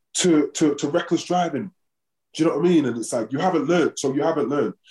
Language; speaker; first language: English; native; English